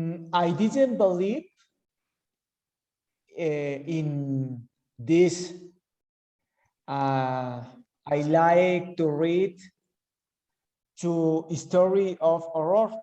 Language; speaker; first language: English; non-native, learner; Spanish